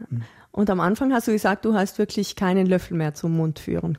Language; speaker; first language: German; native; German